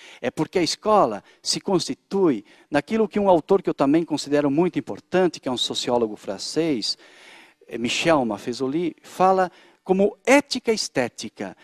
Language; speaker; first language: Portuguese; native; Portuguese